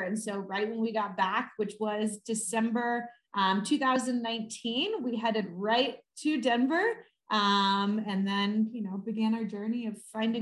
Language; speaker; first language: English; native; English